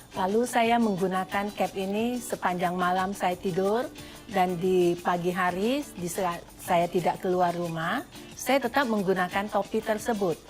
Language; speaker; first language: Indonesian; native; Indonesian